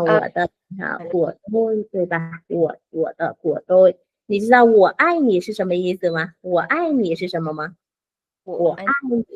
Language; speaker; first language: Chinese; non-native, fluent; Vietnamese